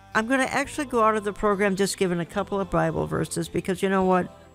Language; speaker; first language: English; native; English